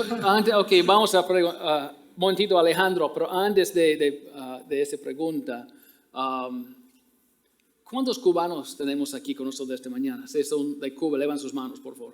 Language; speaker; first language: Spanish; non-native, fluent; English